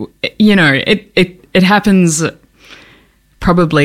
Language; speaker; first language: English; native; English